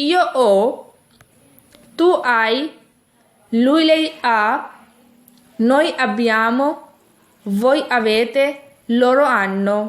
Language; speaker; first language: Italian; non-native, fluent; Urdu